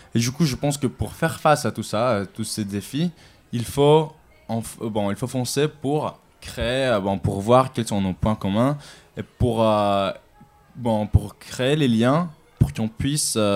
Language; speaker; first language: French; non-native, fluent; Greek